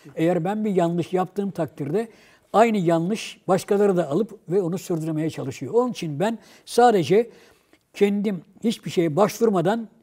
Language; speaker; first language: Turkish; native; Turkish